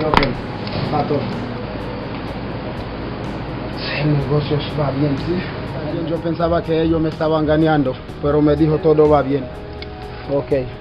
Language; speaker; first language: Spanish; non-native, fluent; Haitian Creole